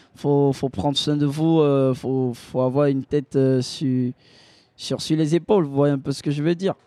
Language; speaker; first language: French; native; French